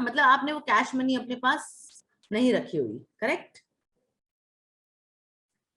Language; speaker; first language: Hindi; native; Hindi